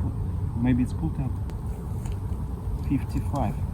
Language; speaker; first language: English; non-native, learner; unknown